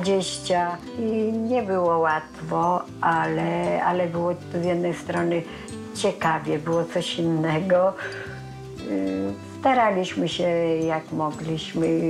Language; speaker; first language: Polish; native; Polish